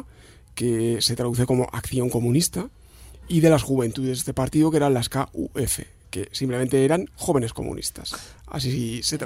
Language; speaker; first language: Spanish; native; Spanish